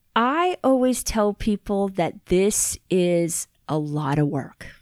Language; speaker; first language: English; native; English